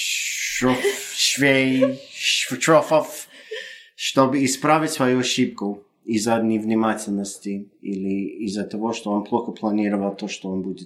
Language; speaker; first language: Russian; non-native, fluent; English